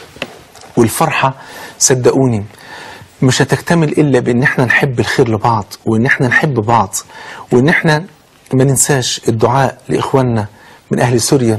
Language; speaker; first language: Arabic; native; Arabic